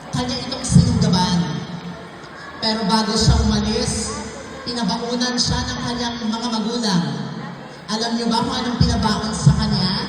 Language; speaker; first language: Filipino; non-native, local second language; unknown